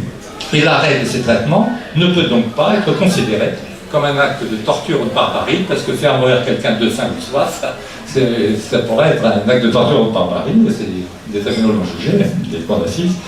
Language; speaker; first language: French; native; French